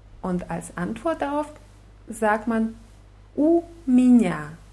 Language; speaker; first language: German; non-native, fluent; Russian